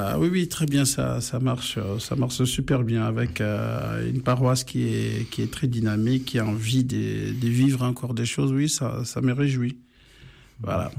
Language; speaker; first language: French; non-native, local second language; Lingala